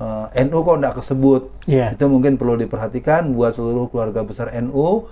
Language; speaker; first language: Indonesian; native; Indonesian